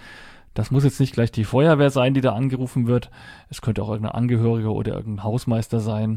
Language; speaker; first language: German; native; German